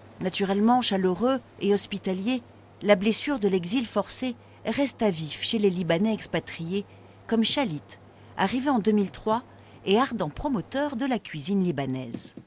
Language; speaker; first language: French; native; French